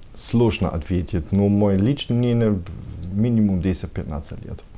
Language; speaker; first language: Russian; non-native, fluent; German